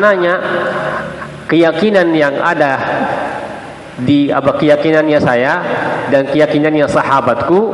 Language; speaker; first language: Indonesian; non-native, fluent; Arabic